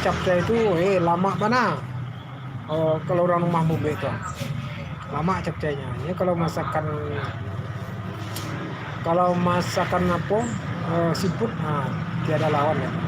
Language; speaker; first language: Indonesian; non-native, local second language; Minangkabau